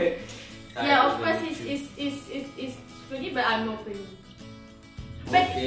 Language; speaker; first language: English; non-native, learner; French